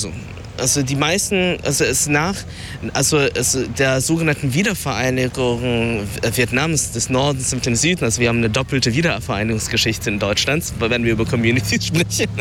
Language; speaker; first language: German; early bilingual, other home language; Vietnamese